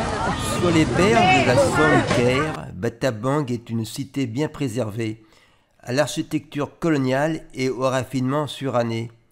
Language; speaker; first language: French; native; French